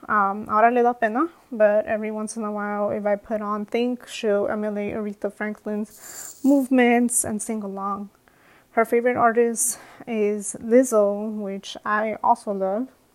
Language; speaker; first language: English; early bilingual, other home language; Spanish